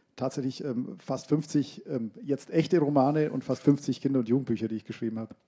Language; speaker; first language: German; native; German